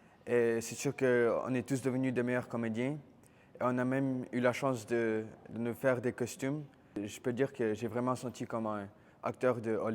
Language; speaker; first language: French; early bilingual, other home language; Ukrainian